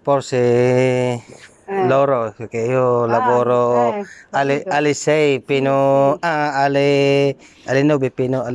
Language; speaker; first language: Italian; non-native, learner; Filipino